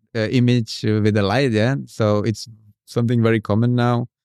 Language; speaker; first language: English; non-native, fluent; Czech